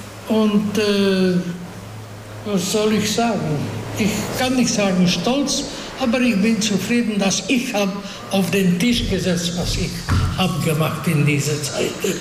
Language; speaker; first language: German; non-native, fluent; Hungarian